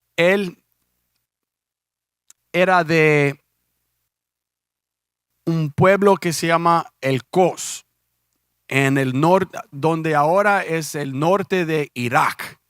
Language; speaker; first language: Spanish; early bilingual, heritage; Spanish